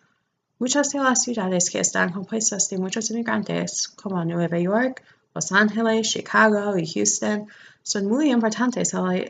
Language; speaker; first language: Spanish; non-native, fluent; English